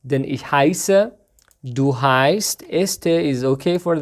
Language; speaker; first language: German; non-native, fluent; Persian